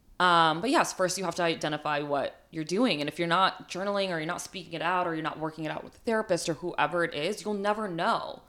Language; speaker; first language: English; early bilingual, other home language; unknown